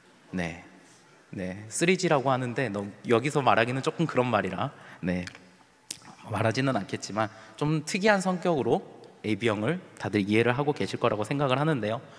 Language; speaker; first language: Korean; native; Korean